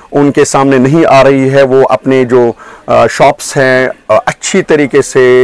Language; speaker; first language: Hindi; non-native, local second language; Kashmiri